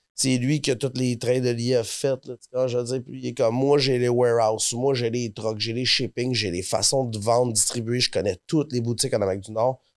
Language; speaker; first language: French; native; French